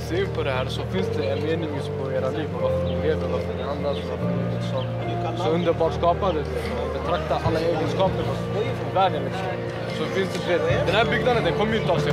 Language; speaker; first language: Swedish; non-native, fluent; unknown